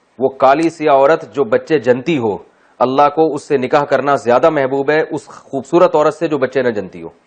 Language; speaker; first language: Urdu; native; Urdu